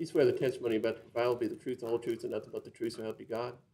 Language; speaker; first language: English; native; English